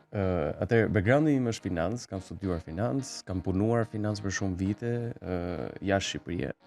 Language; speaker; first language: Albanian; native; Albanian